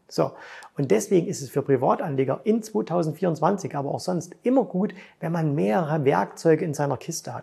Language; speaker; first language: German; native; German